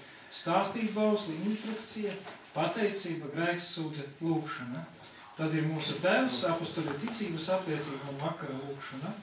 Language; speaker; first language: Latvian; native; Latvian